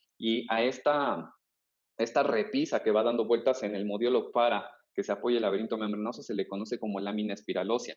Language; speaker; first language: Spanish; native; Spanish